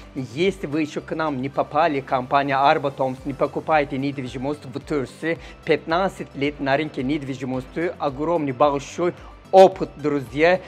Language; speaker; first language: Russian; non-native, learner; Turkish